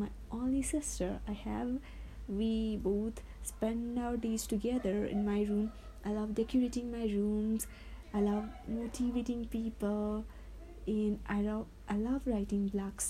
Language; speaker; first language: English; non-native, local second language; Nepali